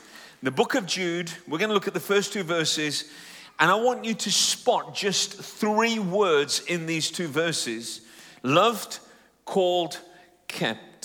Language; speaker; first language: English; native; English